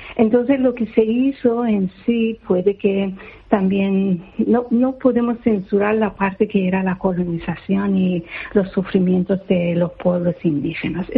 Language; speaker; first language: Spanish; non-native, fluent; Persian